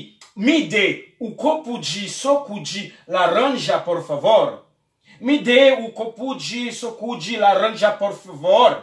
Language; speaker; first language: Portuguese; non-native, learner; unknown